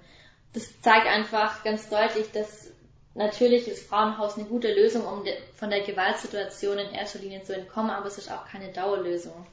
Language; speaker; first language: German; native; German